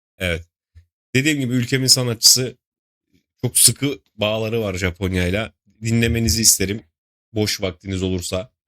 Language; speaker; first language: Turkish; native; Turkish